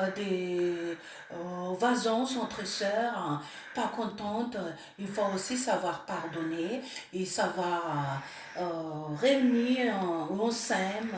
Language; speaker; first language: French; non-native, local second language; Malagasy